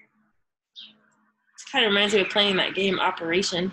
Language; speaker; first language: English; native; English